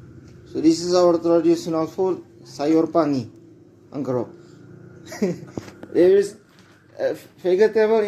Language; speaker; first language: English; non-native, learner; Indonesian